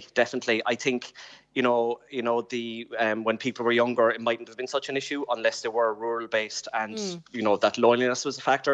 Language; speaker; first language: English; native; English